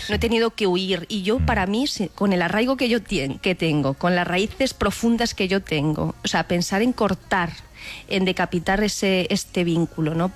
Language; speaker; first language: Spanish; native; Spanish